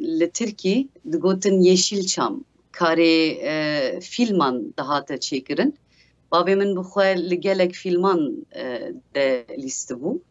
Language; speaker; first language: Kurdish; early bilingual, heritage; Kurdish